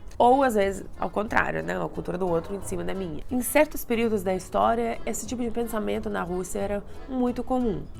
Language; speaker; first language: Portuguese; non-native, fluent; Russian